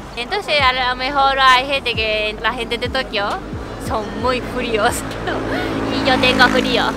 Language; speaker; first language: Spanish; non-native, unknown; Japanese